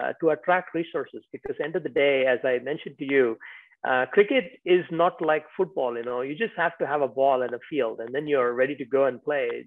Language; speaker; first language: English; non-native, local second language; Tamil